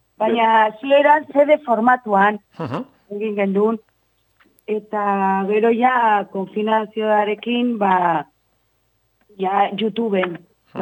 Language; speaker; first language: Basque; non-native, local second language; Spanish